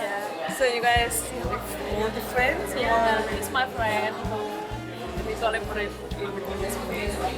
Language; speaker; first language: English; non-native, fluent; Spanish